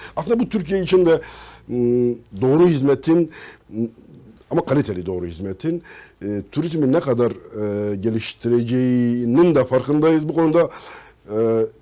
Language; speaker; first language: Turkish; non-native, local second language; Kurdish